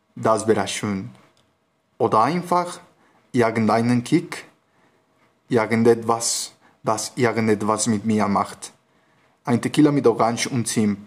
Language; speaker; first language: German; non-native, learner; Spanish